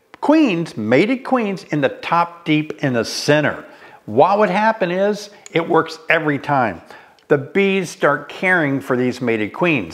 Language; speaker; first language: English; native; English